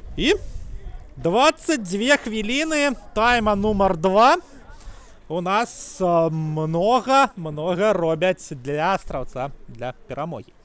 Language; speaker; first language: Belarusian; native; Belarusian